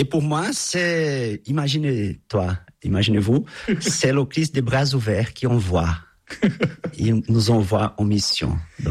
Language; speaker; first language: French; non-native, fluent; Portuguese